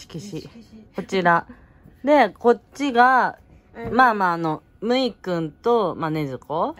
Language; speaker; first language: Japanese; native; Japanese